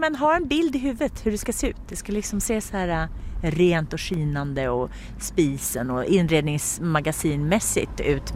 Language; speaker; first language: Swedish; native; Swedish